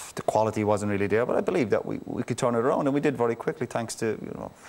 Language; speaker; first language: English; native; English